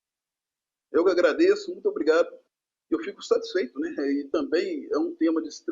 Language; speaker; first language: Portuguese; native; Portuguese